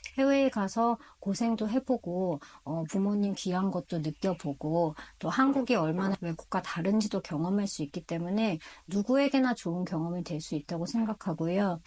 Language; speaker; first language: Korean; native; Korean